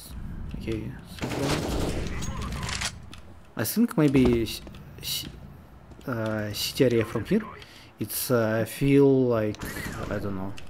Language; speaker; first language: English; non-native, learner; Russian